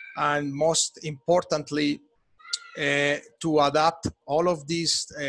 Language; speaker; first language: English; non-native, fluent; Spanish